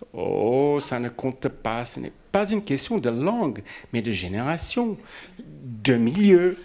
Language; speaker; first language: French; non-native, fluent; English